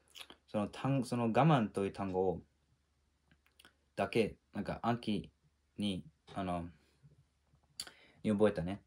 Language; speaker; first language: Japanese; non-native, fluent; English